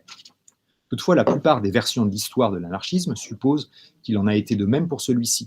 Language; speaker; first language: French; native; French